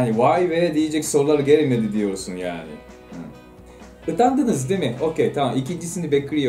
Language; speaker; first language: Turkish; non-native, fluent; Japanese